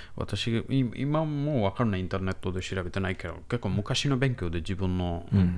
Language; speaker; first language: Japanese; non-native, learner; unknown